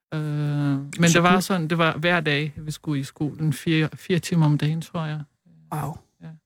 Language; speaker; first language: Danish; non-native, fluent; Portuguese